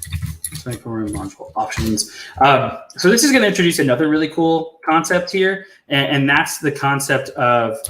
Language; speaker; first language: English; native; English